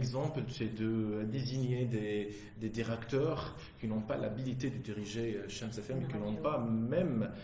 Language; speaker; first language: French; non-native, local second language; Arabic